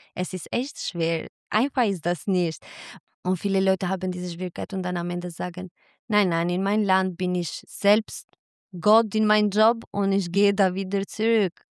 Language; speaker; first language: German; non-native, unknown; Albanian